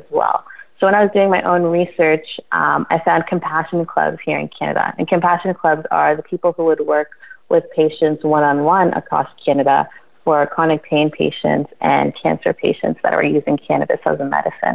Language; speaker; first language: English; native; English